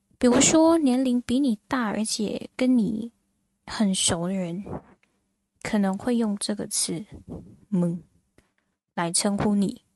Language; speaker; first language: Chinese; non-native, fluent; Thai